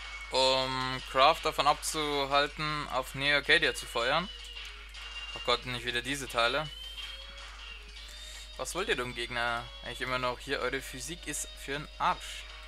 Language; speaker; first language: German; native; German